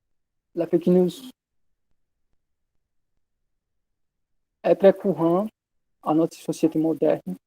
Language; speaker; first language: French; non-native, learner; Portuguese